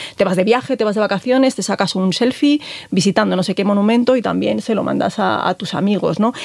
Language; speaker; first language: Spanish; native; Spanish